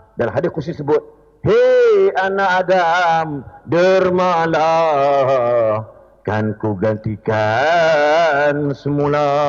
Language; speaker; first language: Malay; native; Malay